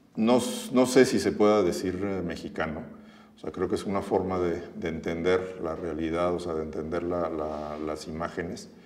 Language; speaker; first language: Spanish; native; Spanish